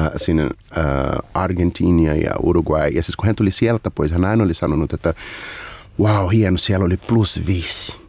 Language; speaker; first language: Finnish; non-native, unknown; Portuguese